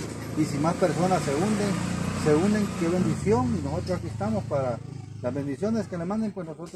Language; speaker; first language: Spanish; native; Spanish